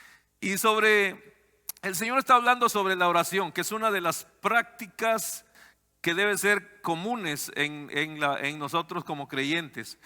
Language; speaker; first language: Spanish; native; Spanish